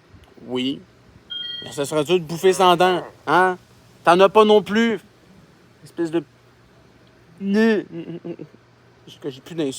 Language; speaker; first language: French; native; French